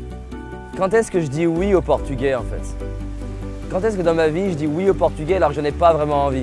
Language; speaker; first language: French; native; French